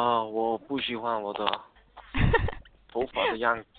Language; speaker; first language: Chinese; non-native, learner; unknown